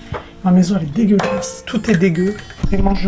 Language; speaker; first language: French; native; French